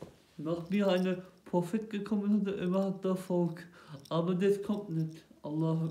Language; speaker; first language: German; non-native, local second language; Turkish